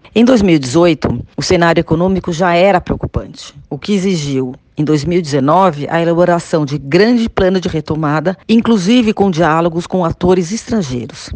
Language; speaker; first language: Portuguese; native; Portuguese